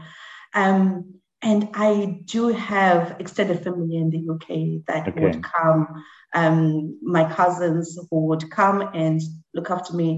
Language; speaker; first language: English; non-native, local second language; Shona